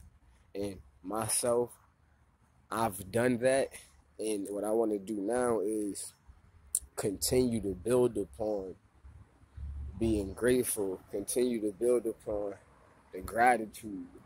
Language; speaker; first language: English; native; English